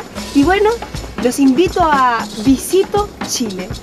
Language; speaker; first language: Spanish; native; Spanish